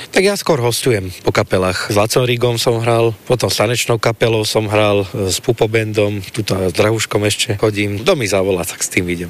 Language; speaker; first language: Slovak; native; Slovak